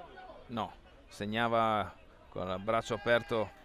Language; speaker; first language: Italian; native; Italian